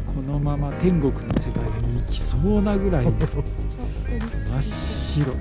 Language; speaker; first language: Japanese; native; Japanese